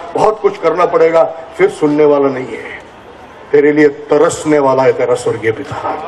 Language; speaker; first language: Hindi; non-native, local second language; Marathi